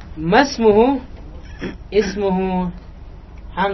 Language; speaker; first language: Arabic; non-native, learner; Indonesian